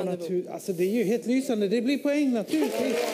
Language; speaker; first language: Swedish; native; Swedish